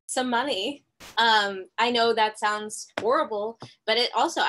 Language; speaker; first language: English; native; English